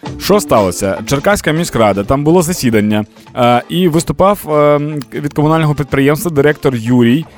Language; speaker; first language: Ukrainian; non-native, local second language; Russian